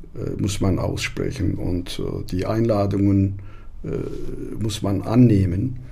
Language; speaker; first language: German; non-native, fluent; Turkish